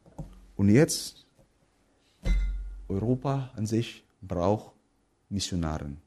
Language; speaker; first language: German; non-native, fluent; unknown